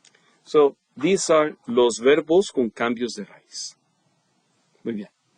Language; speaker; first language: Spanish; non-native, fluent; English